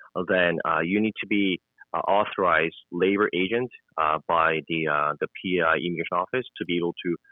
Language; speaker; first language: English; non-native, fluent; Korean